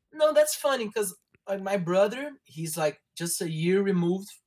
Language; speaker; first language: English; non-native, fluent; Portuguese